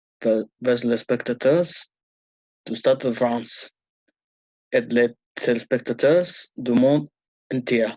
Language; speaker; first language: French; non-native, learner; Spanish